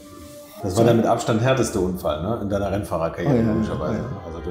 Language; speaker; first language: German; native; German